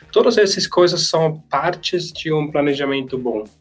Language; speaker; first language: Portuguese; non-native, learner; German